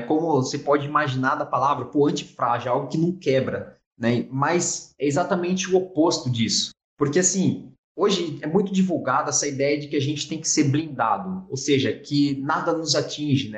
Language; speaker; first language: Portuguese; native; Portuguese